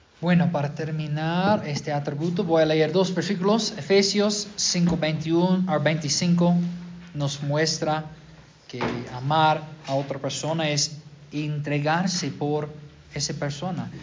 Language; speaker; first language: Spanish; non-native, fluent; English